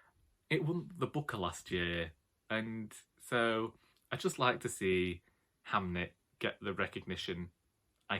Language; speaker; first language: English; native; English